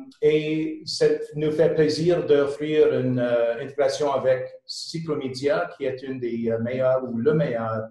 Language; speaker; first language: French; non-native, local second language; English